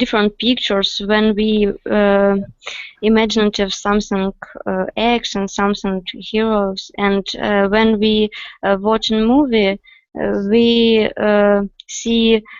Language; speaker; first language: English; non-native, learner; Russian